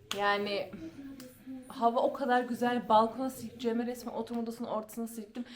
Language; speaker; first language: Turkish; early bilingual, heritage; Turkish